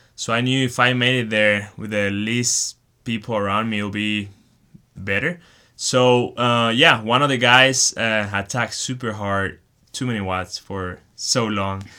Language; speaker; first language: English; non-native, fluent; Spanish